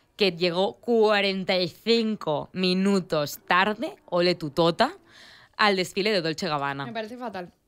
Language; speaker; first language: Spanish; native; Spanish